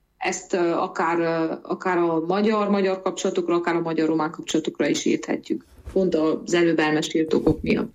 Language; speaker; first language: Hungarian; native; Hungarian